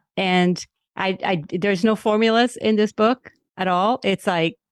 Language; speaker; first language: English; non-native, fluent; Spanish